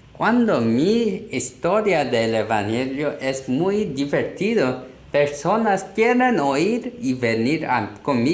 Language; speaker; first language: Spanish; non-native, learner; Korean